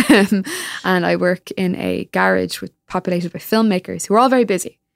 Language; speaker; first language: English; native; English